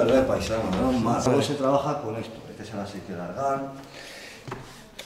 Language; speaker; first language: Spanish; non-native, fluent; Arabic